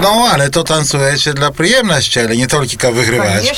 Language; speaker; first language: Polish; non-native, learner; Belarusian